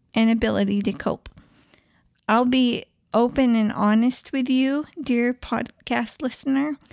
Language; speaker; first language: English; native; English